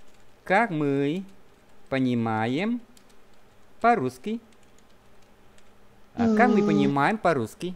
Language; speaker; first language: Russian; non-native, fluent; Vietnamese